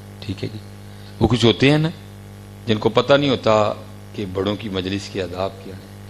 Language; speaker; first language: Urdu; non-native, local second language; Punjabi